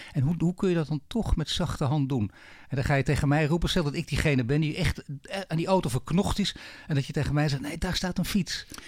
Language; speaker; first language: Dutch; native; Dutch